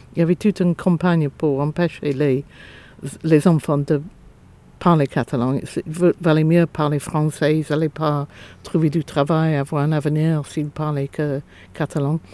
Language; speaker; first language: French; non-native, fluent; English